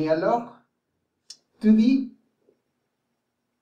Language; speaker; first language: French; non-native, fluent; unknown